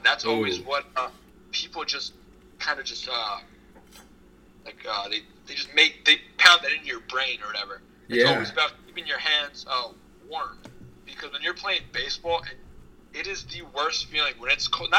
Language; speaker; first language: English; native; English